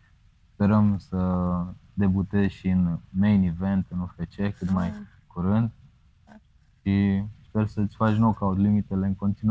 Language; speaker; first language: Romanian; native; Romanian